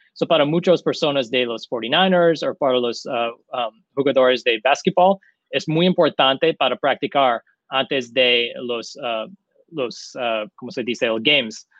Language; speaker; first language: Spanish; non-native, learner; English